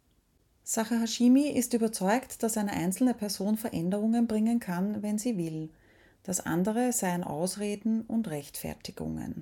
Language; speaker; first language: German; native; German